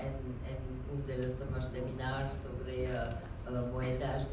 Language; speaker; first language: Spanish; non-native, learner; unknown